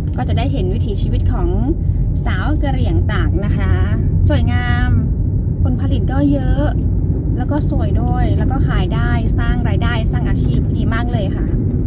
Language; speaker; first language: Thai; native; Thai